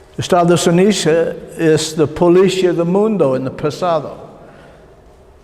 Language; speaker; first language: Spanish; non-native, learner; English